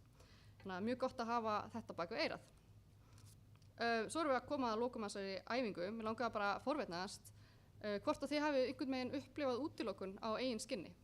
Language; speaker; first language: Icelandic; native; Icelandic